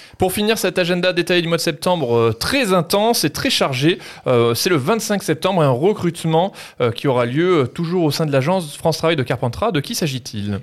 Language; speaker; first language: French; native; French